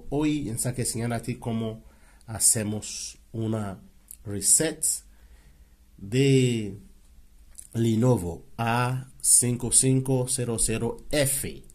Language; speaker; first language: Spanish; non-native, learner; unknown